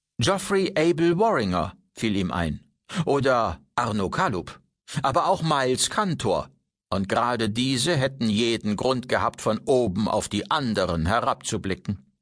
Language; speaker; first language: German; native; German